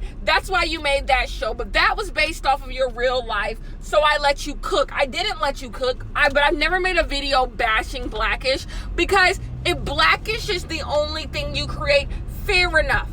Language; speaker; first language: English; native; English